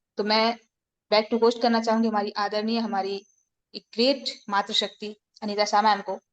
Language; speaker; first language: Hindi; native; Hindi